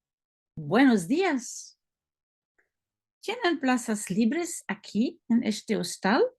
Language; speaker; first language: Spanish; non-native, learner; French